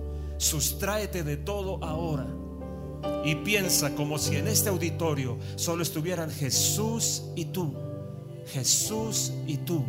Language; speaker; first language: Spanish; native; Spanish